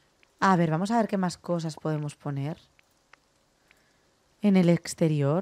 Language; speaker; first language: Spanish; native; Spanish